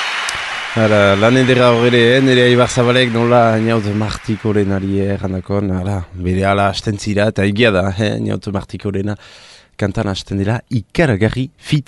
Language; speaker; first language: Basque; native; Basque